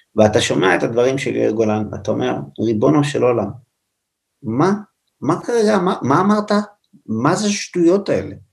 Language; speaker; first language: Hebrew; native; Hebrew